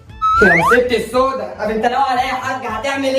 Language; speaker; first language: Arabic; native; Arabic